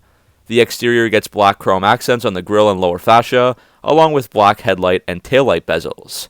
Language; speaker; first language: English; native; English